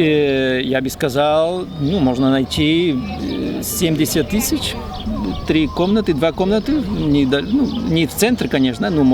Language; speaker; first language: Russian; non-native, fluent; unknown